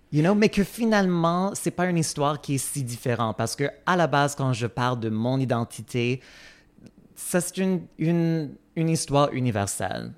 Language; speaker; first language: French; non-native, fluent; English